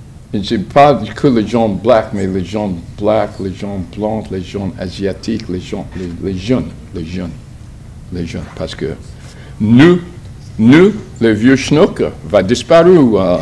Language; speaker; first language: French; non-native, learner; English